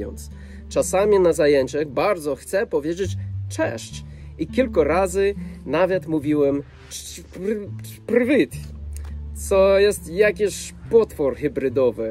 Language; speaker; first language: Polish; non-native, fluent; English